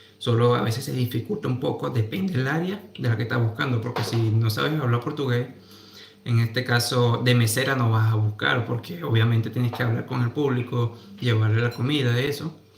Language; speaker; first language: Spanish; native; Spanish